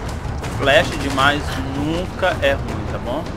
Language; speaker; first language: Portuguese; native; Portuguese